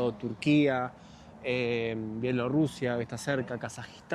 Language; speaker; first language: Spanish; native; Spanish